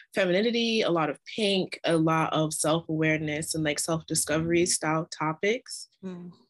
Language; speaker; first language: English; native; English